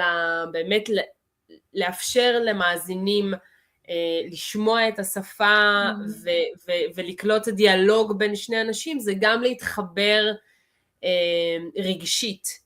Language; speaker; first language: Hebrew; early bilingual, other home language; Russian